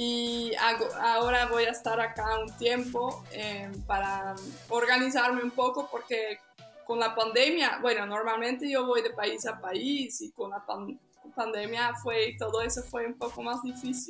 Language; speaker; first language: Spanish; non-native, fluent; Dutch